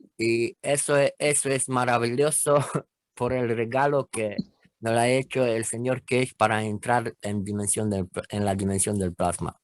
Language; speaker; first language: Spanish; non-native, fluent; Romanian